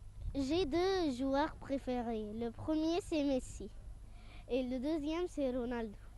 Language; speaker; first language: French; non-native, local second language; Arabic